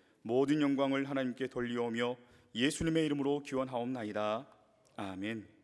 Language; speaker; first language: Korean; native; Korean